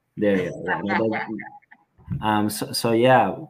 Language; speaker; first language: English; non-native, fluent; Serbian